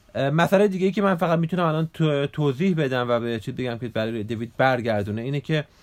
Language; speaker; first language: Persian; native; Persian